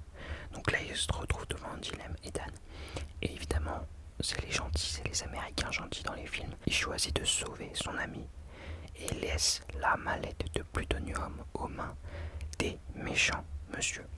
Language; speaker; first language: French; native; French